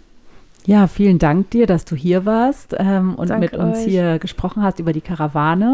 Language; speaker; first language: German; native; German